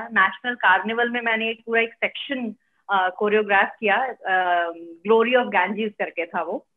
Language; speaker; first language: Hindi; native; Hindi